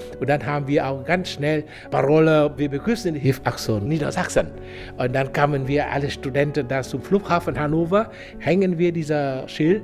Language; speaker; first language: German; non-native, fluent; Vietnamese